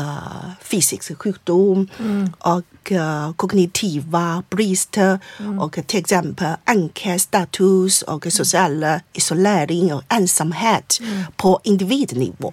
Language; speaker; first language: Swedish; non-native, fluent; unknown